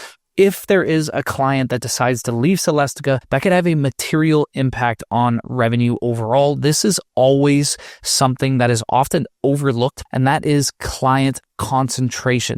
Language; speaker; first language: English; native; English